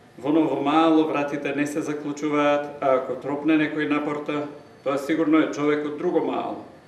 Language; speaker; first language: Macedonian; native; Macedonian